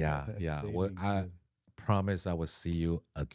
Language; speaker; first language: English; non-native, learner; Chinese